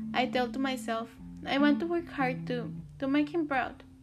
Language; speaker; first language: English; early bilingual, other home language; Spanish